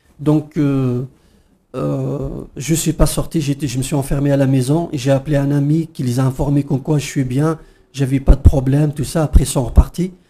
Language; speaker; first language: French; non-native, local second language; Kabyle